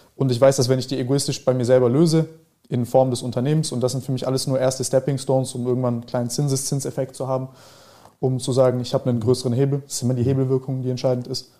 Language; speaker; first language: German; early bilingual, other home language; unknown